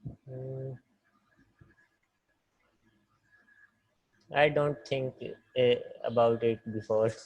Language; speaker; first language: English; non-native, learner; Punjabi